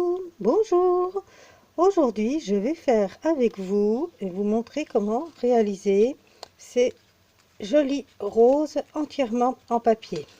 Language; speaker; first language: French; native; French